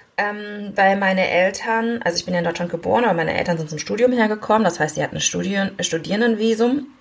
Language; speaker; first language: German; early bilingual, other home language; Korean